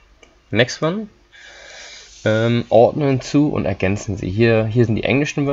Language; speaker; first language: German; non-native, fluent; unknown